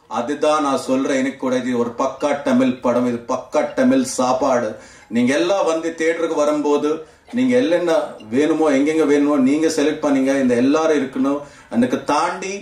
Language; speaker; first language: Tamil; non-native, learner; Telugu